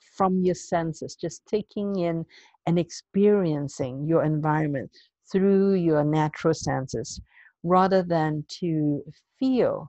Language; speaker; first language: English; non-native, local second language; Cantonese